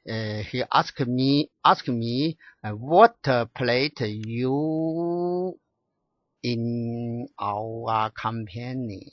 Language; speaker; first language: English; non-native, learner; Chinese